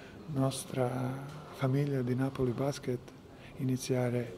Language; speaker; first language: Italian; non-native, learner; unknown